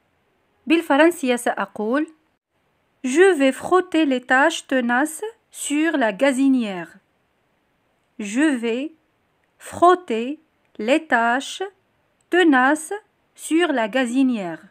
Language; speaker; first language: French; non-native, local second language; Arabic